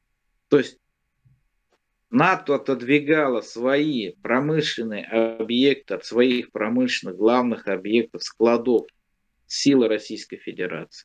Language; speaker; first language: Russian; native; Russian